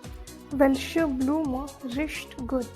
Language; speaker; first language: German; non-native, fluent; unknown